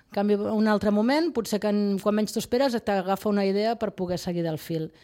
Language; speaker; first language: Catalan; native; Catalan